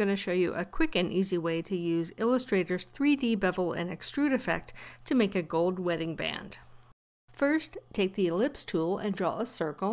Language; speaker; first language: English; native; English